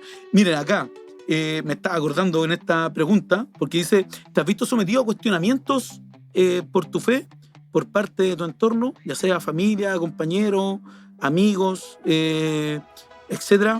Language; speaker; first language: Spanish; native; Spanish